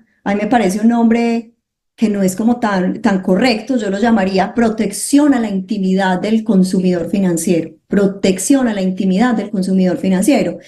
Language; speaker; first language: Spanish; native; Spanish